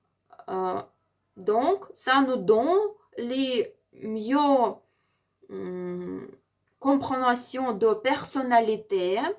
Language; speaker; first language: French; non-native, learner; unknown